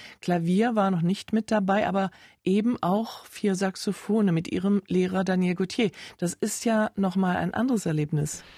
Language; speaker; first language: German; native; German